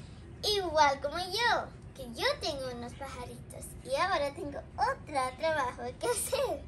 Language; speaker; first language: Spanish; early bilingual, heritage; Spanish